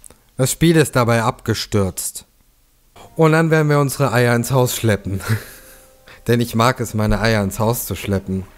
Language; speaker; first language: German; native; German